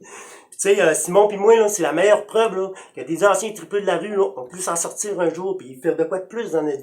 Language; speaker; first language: French; native; French